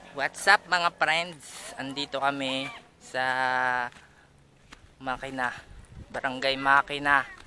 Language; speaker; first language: Filipino; native; Filipino